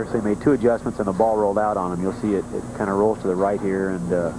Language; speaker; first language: English; native; English